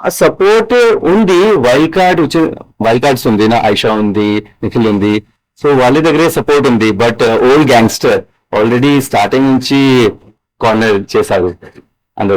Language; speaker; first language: Telugu; non-native, learner; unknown